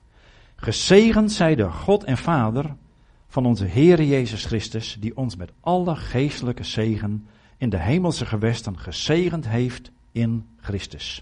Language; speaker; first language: Dutch; native; Dutch